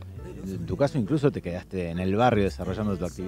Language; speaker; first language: Spanish; native; Spanish